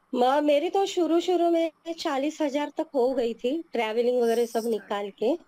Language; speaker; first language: Hindi; non-native, local second language; Telugu